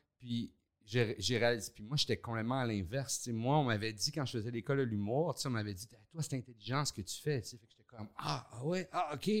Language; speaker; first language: French; native; French